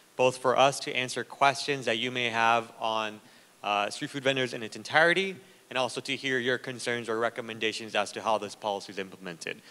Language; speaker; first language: English; early bilingual, other home language; Spanish